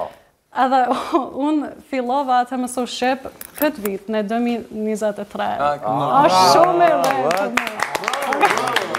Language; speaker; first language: Albanian; non-native, learner; English